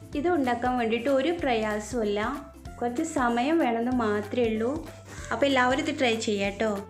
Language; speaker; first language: Malayalam; native; Malayalam